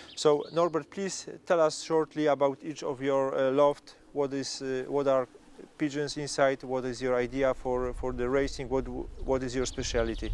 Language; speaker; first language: English; non-native, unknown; Polish